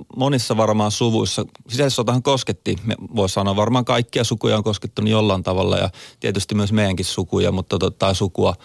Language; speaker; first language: Finnish; native; Finnish